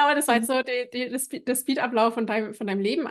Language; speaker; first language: German; native; German